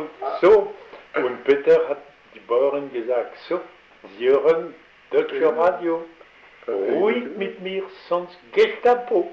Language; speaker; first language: German; non-native, learner; French